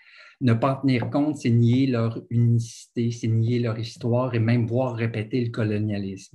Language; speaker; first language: French; native; French